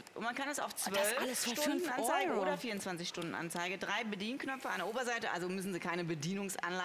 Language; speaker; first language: German; native; German